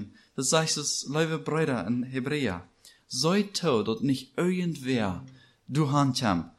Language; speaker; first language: German; non-native, learner; Plautdietsch